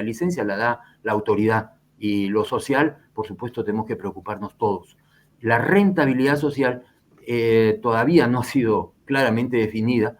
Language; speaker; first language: Spanish; native; Spanish